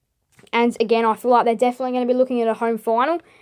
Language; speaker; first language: English; native; English